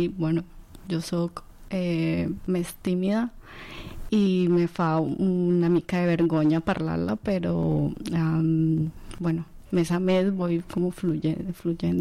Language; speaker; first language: Catalan; non-native, learner; Spanish